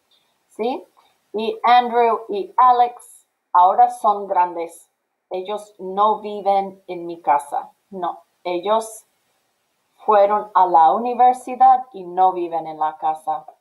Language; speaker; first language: Spanish; non-native, fluent; English